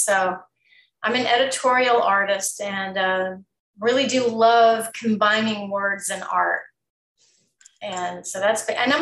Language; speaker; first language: English; native; English